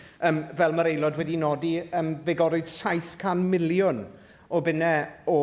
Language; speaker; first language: Welsh; native; Welsh